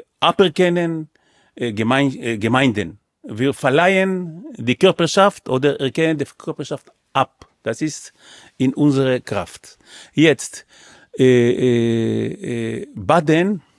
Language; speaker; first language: German; non-native, fluent; Hebrew